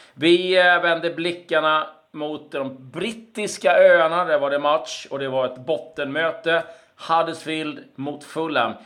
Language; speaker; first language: Swedish; native; Swedish